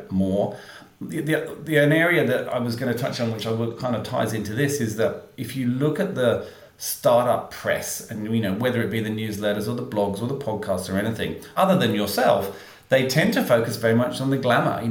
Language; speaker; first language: English; native; English